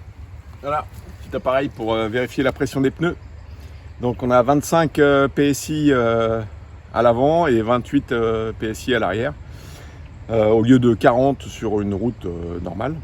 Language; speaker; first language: French; native; French